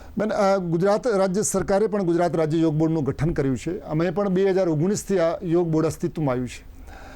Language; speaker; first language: Gujarati; non-native, local second language; Hindi